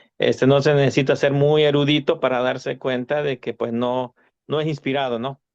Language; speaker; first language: Spanish; native; Spanish